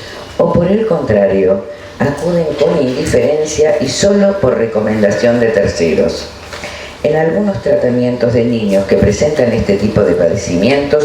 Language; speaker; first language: Spanish; native; Spanish